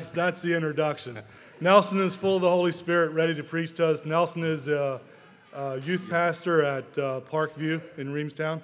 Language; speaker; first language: English; native; English